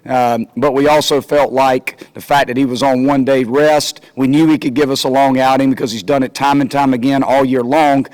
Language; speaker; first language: English; native; English